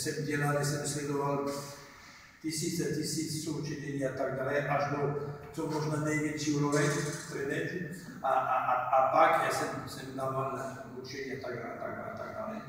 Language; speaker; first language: Czech; non-native, learner; French